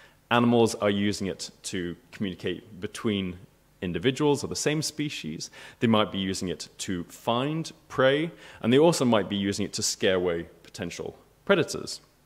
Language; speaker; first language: English; native; English